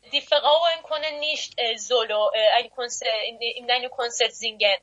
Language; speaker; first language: German; non-native, learner; Persian